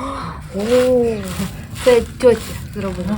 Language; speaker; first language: Korean; non-native, fluent; Ukrainian